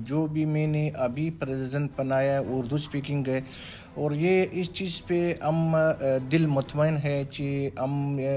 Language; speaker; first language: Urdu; non-native, local second language; Pashto